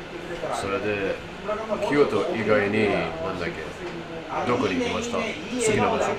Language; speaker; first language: Japanese; non-native, learner; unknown